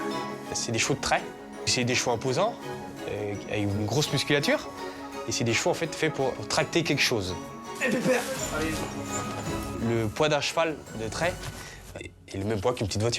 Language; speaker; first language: French; native; French